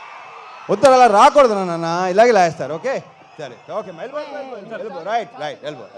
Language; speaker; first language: Telugu; native; Telugu